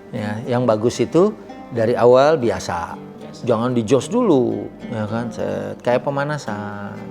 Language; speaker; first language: Indonesian; native; Indonesian